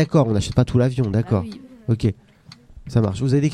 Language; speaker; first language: French; native; French